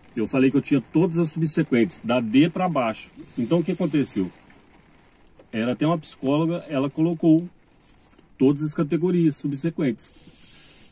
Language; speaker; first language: Portuguese; native; Portuguese